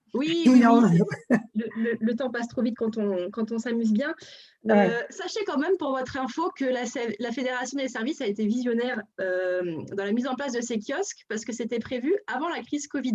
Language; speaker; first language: French; native; French